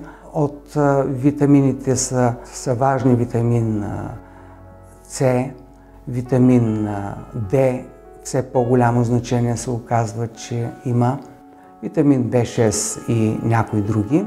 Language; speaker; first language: Bulgarian; native; Bulgarian